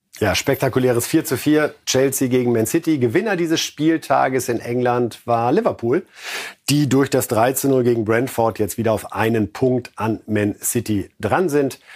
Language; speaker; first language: German; native; German